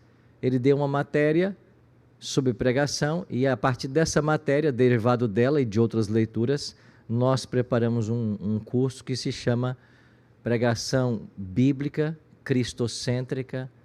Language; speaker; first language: Portuguese; native; Portuguese